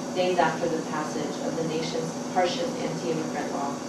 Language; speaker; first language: English; native; English